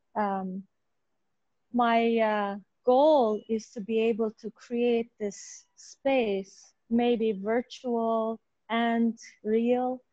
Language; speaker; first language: English; native; English